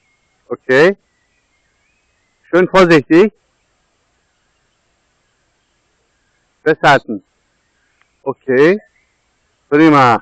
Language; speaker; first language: German; non-native, learner; Turkish